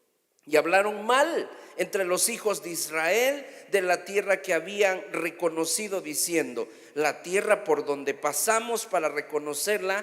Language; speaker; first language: Spanish; native; Spanish